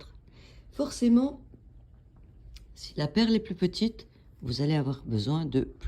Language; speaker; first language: French; native; French